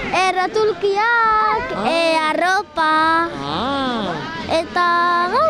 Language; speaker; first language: Basque; non-native, local second language; Spanish